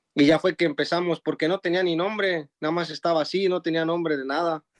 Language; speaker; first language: Spanish; native; Spanish